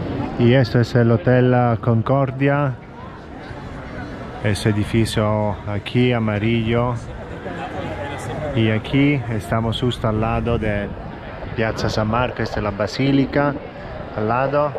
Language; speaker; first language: Spanish; non-native, fluent; Italian